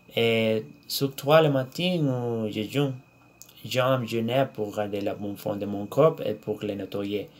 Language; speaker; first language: French; non-native, learner; Spanish